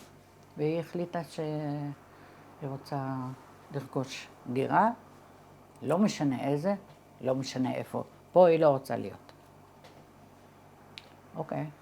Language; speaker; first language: Hebrew; early bilingual, other home language; Arabic